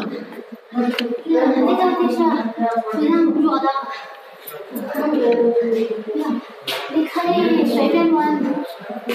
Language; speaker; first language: Chinese; non-native, learner; Nepali